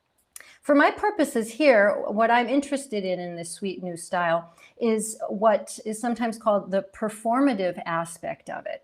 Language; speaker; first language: English; native; English